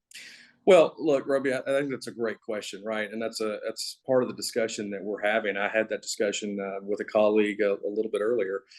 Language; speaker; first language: English; native; English